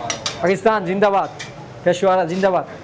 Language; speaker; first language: Hindi; non-native, learner; Bangla